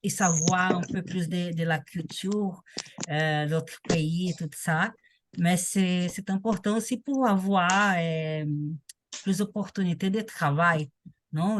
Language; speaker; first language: French; non-native, learner; Portuguese